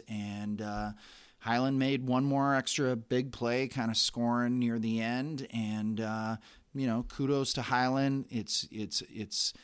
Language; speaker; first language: English; native; English